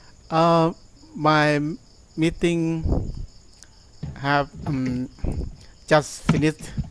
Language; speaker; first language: English; non-native, learner; Thai